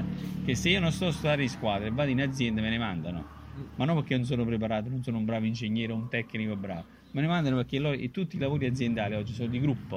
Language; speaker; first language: Italian; native; Italian